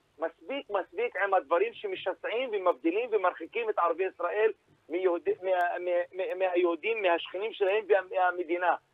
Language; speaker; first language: Hebrew; native; Hebrew